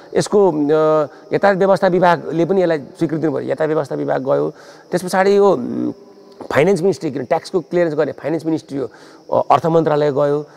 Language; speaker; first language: Nepali; native; Nepali